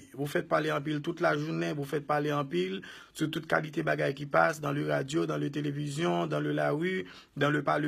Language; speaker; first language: French; non-native, local second language; Haitian Creole